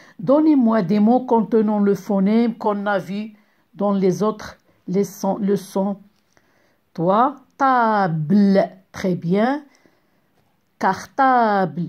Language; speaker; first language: French; non-native, local second language; Arabic